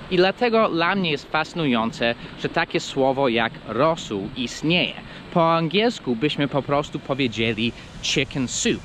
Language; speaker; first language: Polish; early bilingual, heritage; Polish